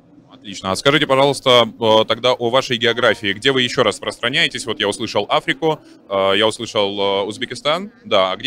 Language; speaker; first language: Russian; native; Russian